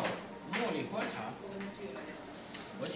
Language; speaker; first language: Chinese; non-native, fluent; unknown